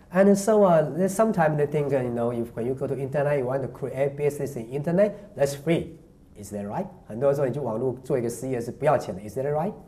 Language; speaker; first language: English; non-native, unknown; Chinese